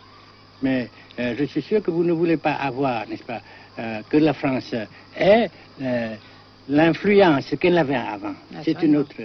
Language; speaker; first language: French; non-native, local second language; Vietnamese